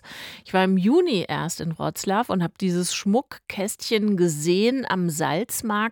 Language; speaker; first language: German; native; German